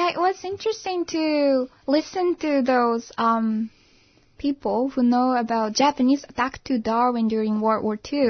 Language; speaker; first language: English; non-native, fluent; Japanese